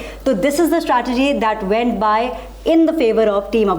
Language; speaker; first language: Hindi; native; Hindi